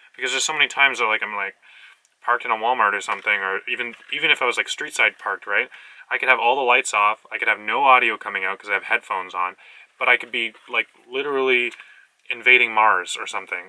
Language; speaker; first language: English; native; English